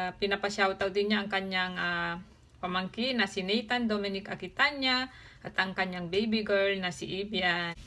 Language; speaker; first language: Filipino; native; Filipino